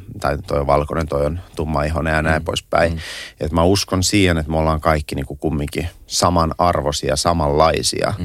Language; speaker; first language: Finnish; early bilingual, other home language; Russian